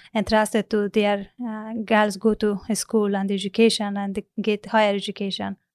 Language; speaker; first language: English; non-native, learner; Persian